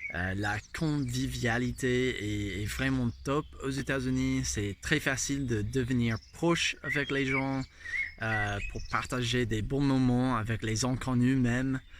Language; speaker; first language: French; non-native, fluent; English